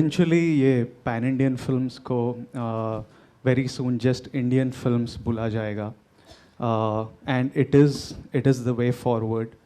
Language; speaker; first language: Hindi; non-native, local second language; Telugu